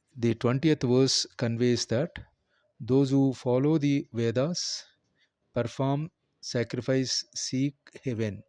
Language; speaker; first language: English; non-native, local second language; Telugu